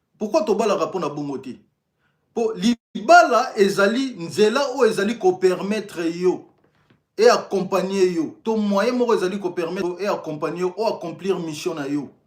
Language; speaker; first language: Lingala; non-native, local second language; Kongo